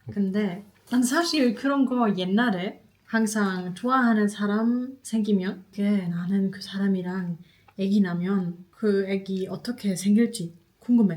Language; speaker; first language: Korean; non-native, fluent; German